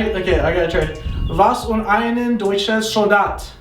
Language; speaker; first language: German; non-native, learner; English